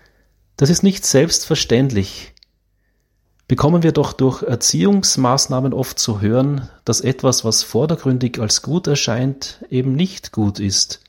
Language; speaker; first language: German; native; German